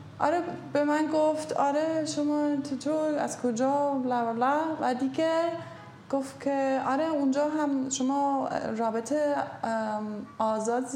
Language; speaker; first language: Persian; non-native, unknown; German